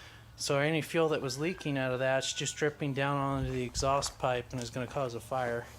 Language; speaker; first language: English; native; English